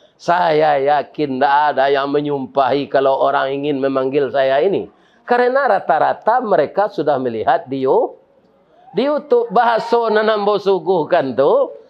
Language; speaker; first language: Malay; non-native, local second language; Minangkabau